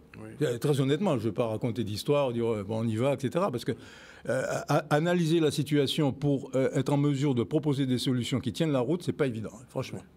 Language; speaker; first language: French; native; French